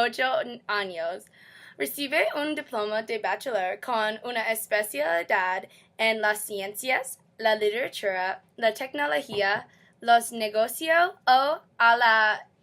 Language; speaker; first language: Spanish; non-native, learner; English